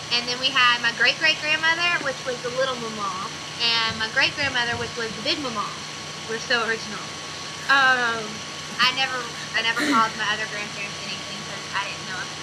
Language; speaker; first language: English; native; English